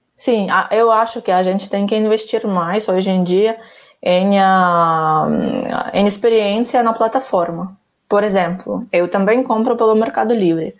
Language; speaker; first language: Portuguese; non-native, fluent; Ukrainian